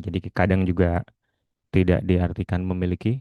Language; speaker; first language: Indonesian; native; Indonesian